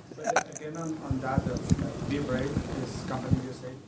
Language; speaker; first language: English; non-native, fluent; Spanish